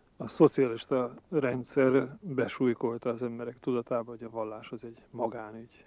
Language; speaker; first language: Hungarian; native; Hungarian